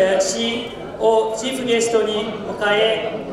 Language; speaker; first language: Japanese; non-native, fluent; Newari